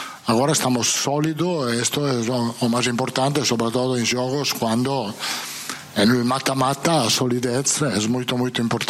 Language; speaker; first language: Portuguese; non-native, fluent; Italian